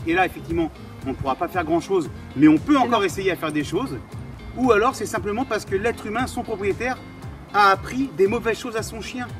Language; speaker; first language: French; native; French